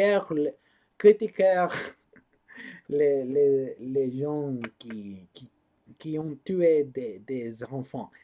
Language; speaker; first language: French; non-native, learner; English